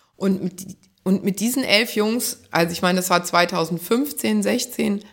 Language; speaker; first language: German; native; German